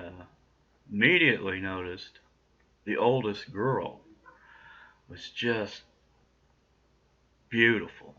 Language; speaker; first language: English; native; English